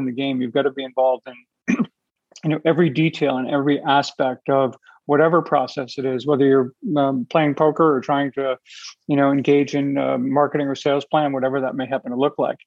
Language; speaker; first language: English; native; English